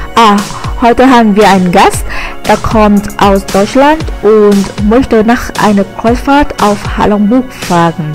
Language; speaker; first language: German; non-native, fluent; Vietnamese